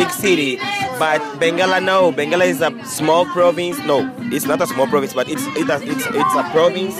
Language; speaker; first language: English; non-native, fluent; Portuguese